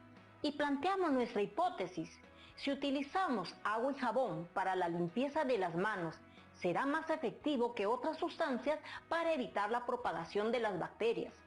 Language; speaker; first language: Spanish; native; Spanish